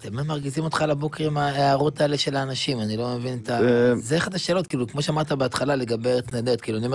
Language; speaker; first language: Hebrew; native; Hebrew